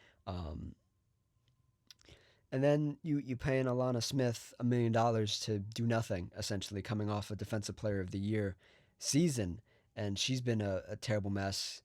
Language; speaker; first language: English; native; English